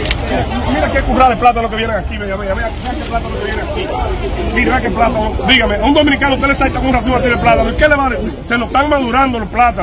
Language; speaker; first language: Spanish; native; Spanish